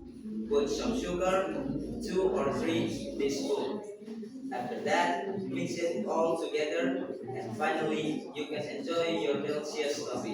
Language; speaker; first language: English; non-native, learner; Indonesian